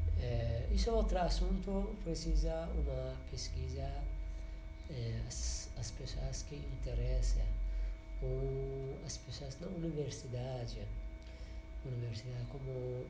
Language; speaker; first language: Portuguese; non-native, learner; Persian